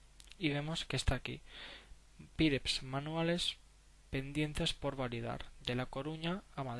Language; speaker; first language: Spanish; native; Spanish